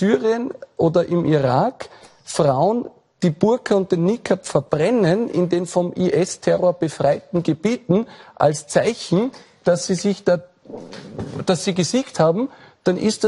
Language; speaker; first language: German; native; German